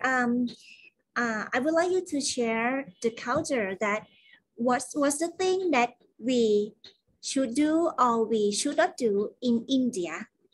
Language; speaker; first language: English; non-native, fluent; Thai